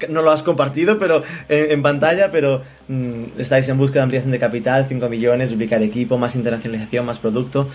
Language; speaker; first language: Spanish; native; Spanish